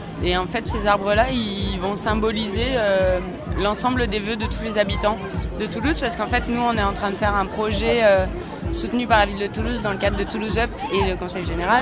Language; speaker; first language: French; native; French